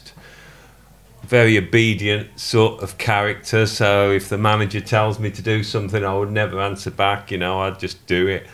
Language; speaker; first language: English; native; English